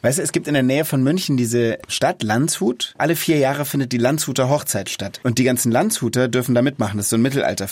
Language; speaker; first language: German; native; German